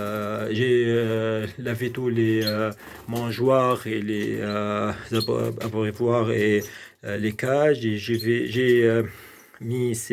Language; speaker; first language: French; non-native, local second language; Arabic